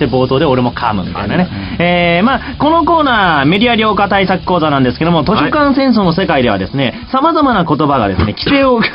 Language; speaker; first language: Japanese; native; Japanese